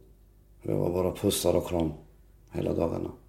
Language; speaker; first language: Swedish; early bilingual, other home language; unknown